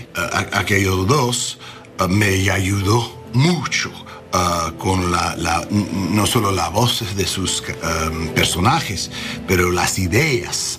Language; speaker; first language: Spanish; non-native, learner; English